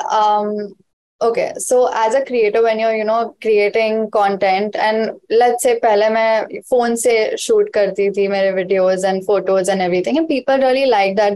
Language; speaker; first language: English; non-native, local second language; Hindi